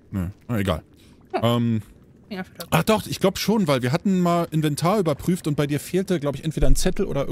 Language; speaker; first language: German; native; German